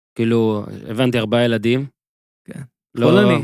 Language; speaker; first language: Hebrew; native; Hebrew